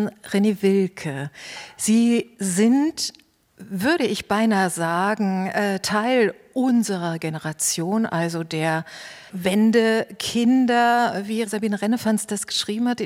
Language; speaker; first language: German; native; German